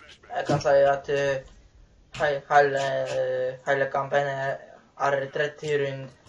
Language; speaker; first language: Swedish; non-native, learner; Norwegian